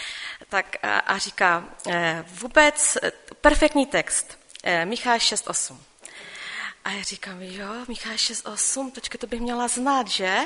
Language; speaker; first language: Czech; non-native, local second language; Polish